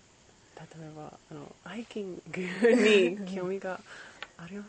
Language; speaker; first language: Japanese; non-native, learner; English